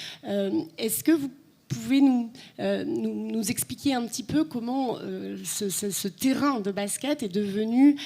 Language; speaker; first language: French; native; French